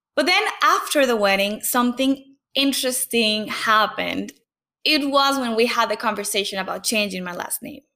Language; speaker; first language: English; non-native, fluent; Spanish